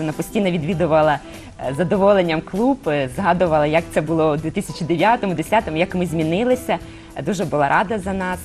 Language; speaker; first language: Ukrainian; non-native, local second language; Russian